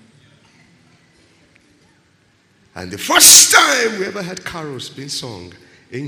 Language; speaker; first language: English; non-native, local second language; Yoruba